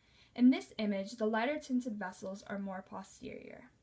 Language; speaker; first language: English; native; English